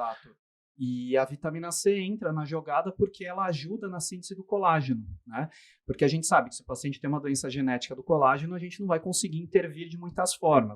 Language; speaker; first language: Portuguese; native; Portuguese